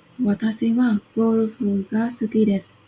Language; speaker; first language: Japanese; non-native, learner; Vietnamese